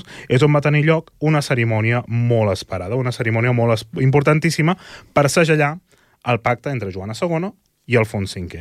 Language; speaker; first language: Catalan; native; Catalan